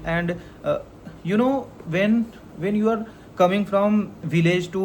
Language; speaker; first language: English; non-native, learner; Hindi